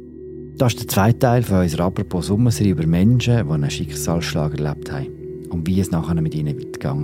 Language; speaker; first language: German; native; German